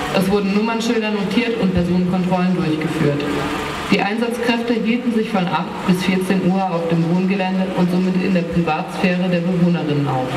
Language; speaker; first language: German; native; German